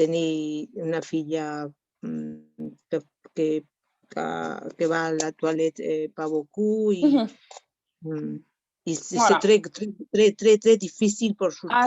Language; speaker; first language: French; non-native, learner; Catalan